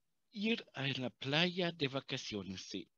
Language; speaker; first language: Spanish; non-native, learner; German